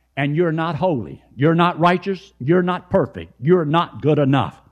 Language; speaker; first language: English; native; English